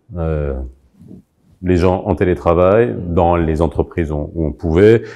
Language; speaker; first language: French; non-native, local second language; Arabic